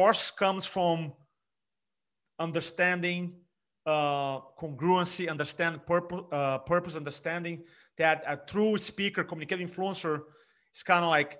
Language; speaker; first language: English; non-native, fluent; Portuguese